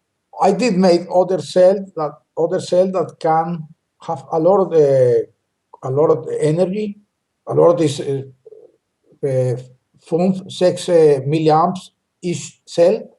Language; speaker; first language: English; non-native, learner; Spanish